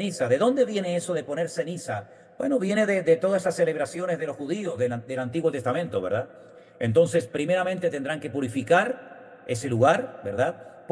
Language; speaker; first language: Spanish; native; Spanish